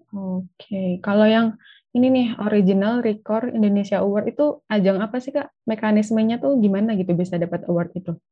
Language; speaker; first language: Indonesian; native; Indonesian